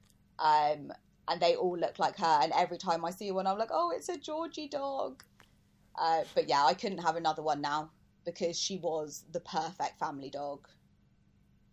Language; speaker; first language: English; native; English